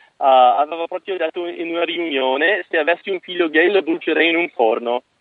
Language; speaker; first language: Italian; non-native, fluent; English